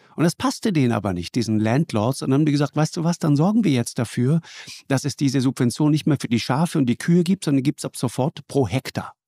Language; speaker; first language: German; native; German